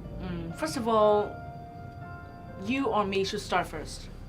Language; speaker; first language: English; non-native, learner; Vietnamese